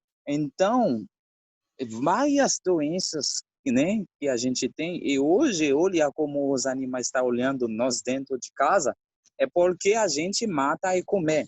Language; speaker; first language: Portuguese; non-native, fluent; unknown